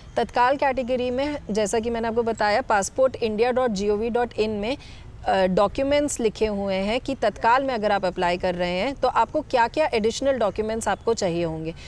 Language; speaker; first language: Hindi; native; Hindi